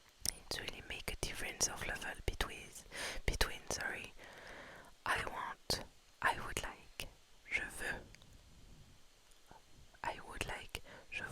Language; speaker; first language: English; non-native, fluent; French